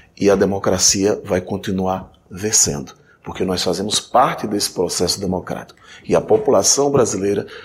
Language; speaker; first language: Portuguese; native; Portuguese